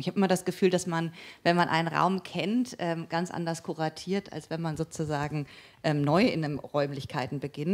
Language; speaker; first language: German; native; German